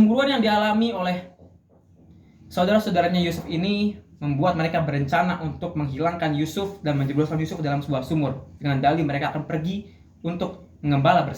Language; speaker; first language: Indonesian; native; Indonesian